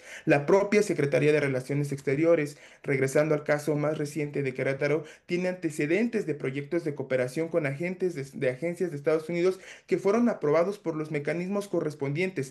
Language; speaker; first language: Spanish; native; Spanish